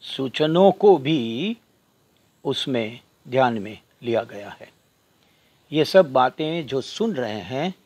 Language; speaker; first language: Hindi; non-native, local second language; Gujarati